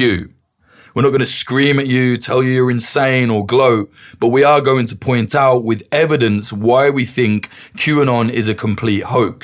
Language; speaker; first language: English; native; English